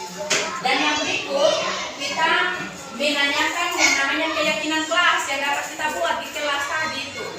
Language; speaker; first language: Indonesian; native; Indonesian